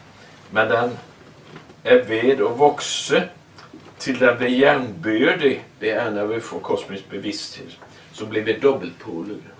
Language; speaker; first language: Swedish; non-native, learner; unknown